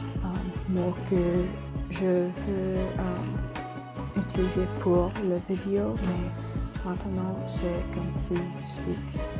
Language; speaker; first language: French; non-native, learner; English